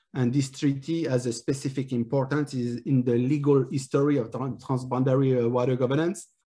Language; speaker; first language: English; non-native, fluent; French